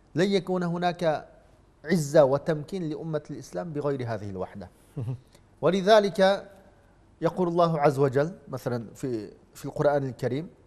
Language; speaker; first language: Arabic; non-native, fluent; Uyghur